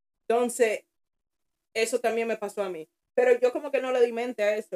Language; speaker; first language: Spanish; early bilingual, heritage; Spanish